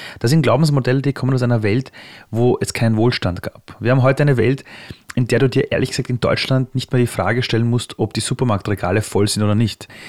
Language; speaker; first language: German; early bilingual, other home language; Persian